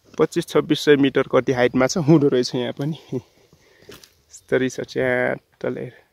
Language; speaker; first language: Nepali; non-native, local second language; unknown